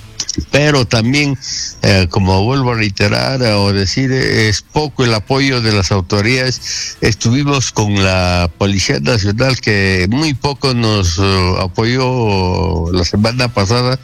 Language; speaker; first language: Spanish; native; Spanish